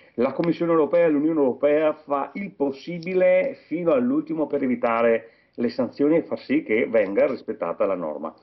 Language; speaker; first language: Italian; native; Italian